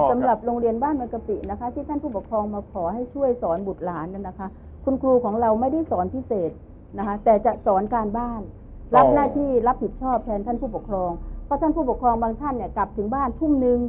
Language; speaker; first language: Thai; native; Thai